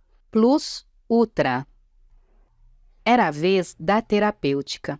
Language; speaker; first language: Portuguese; native; Portuguese